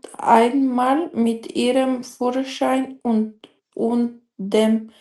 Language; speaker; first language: German; non-native, learner; Macedonian